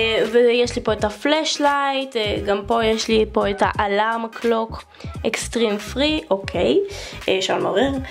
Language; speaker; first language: Hebrew; native; Hebrew